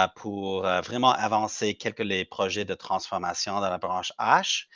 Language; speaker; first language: French; non-native, learner; English